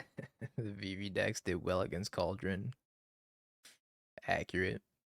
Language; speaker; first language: English; native; English